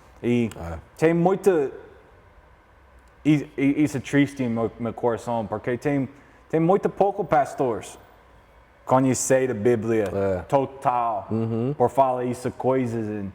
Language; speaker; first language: Portuguese; non-native, learner; English